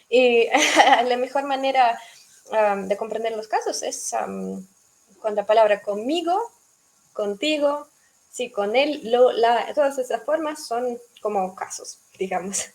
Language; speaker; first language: Spanish; non-native, fluent; Russian